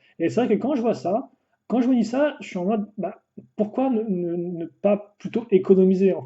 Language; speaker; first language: French; native; French